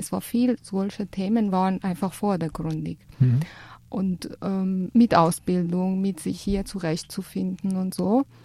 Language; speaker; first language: German; non-native, fluent; Persian